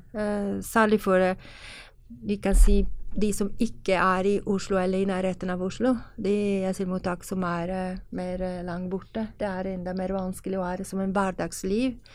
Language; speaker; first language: Norwegian; non-native, fluent; Italian